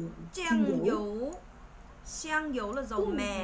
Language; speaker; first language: Chinese; non-native, fluent; Vietnamese